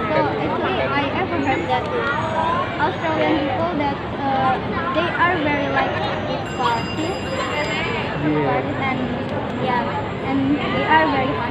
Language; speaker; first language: English; non-native, learner; Indonesian